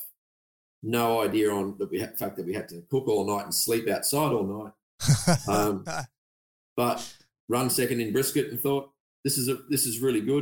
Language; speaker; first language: English; native; English